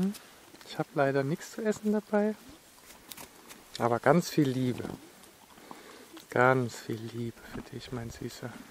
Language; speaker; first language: German; native; German